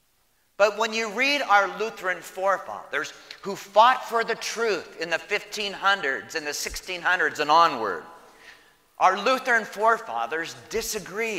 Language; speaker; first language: English; native; English